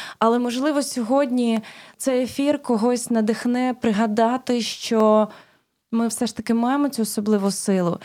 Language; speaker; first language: Ukrainian; native; Ukrainian